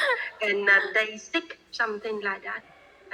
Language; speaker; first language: English; non-native, learner; Vietnamese